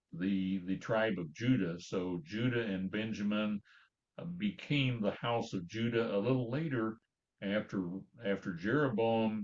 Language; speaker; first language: English; native; English